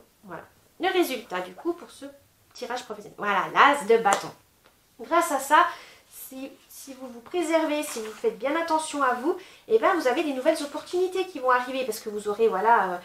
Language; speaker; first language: French; native; French